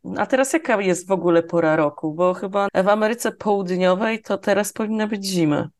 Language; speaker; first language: Polish; native; Polish